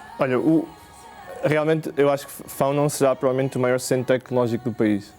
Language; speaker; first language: Portuguese; native; Portuguese